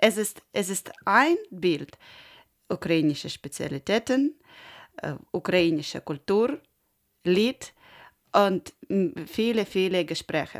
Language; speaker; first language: German; non-native, learner; Ukrainian